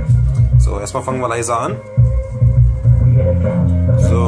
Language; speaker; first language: German; native; German